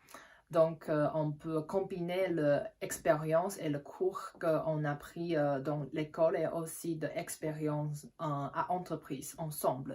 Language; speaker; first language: French; non-native, fluent; Chinese